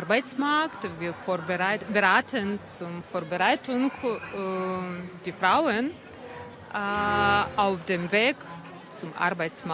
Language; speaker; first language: German; non-native, learner; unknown